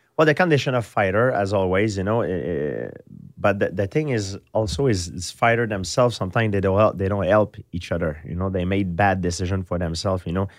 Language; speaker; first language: English; non-native, fluent; French